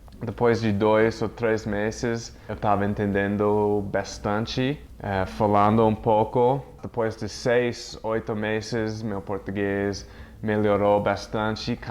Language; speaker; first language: Portuguese; non-native, fluent; English